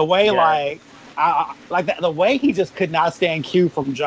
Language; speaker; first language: English; native; English